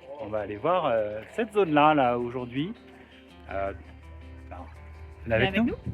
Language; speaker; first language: French; native; French